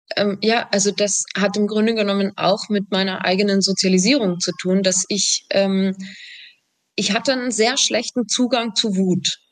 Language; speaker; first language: German; native; German